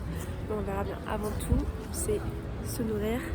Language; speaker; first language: French; native; French